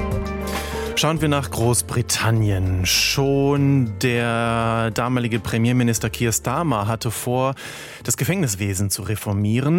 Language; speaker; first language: German; native; German